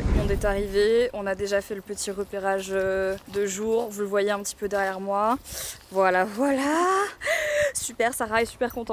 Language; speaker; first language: French; native; French